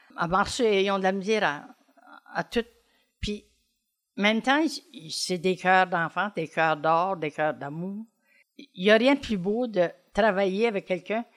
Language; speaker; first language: French; native; French